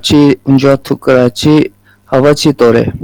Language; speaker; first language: Persian; non-native, learner; Urdu